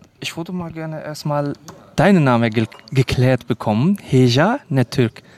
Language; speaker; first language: German; early bilingual, other home language; Kurdish